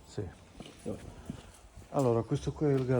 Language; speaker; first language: Italian; non-native, fluent; Romanian